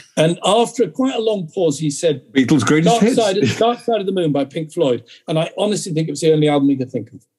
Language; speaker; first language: English; native; English